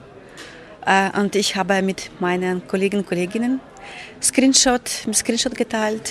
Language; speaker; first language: German; non-native, fluent; Ukrainian